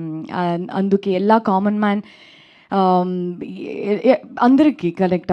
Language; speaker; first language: Telugu; non-native, learner; Kannada